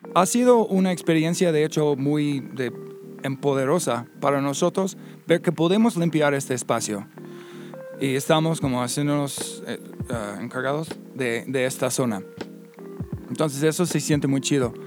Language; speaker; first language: Spanish; non-native, fluent; English